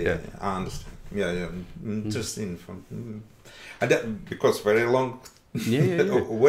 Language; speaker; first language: English; non-native, learner; Russian